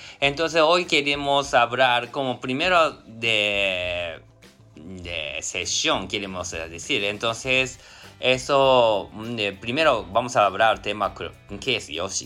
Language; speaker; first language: Spanish; non-native, learner; Japanese